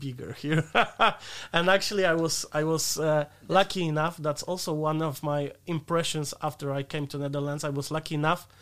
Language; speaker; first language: English; non-native, fluent; Polish